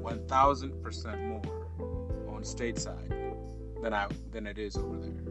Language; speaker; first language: English; non-native, local second language; Urdu